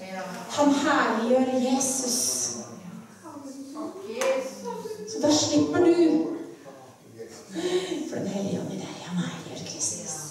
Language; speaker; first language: Norwegian; native; Norwegian